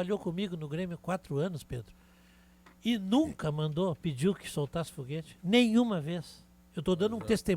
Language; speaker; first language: Portuguese; native; Portuguese